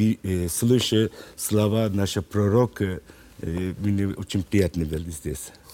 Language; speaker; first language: Russian; non-native, learner; Turkish